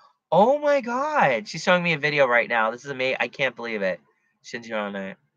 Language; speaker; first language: English; native; English